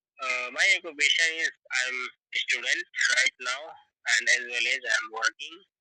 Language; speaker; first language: English; non-native, learner; Hindi